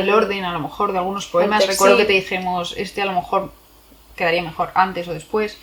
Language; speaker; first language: Spanish; native; Spanish